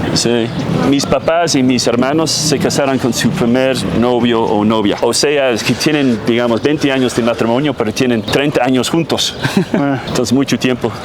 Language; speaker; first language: Spanish; non-native, fluent; English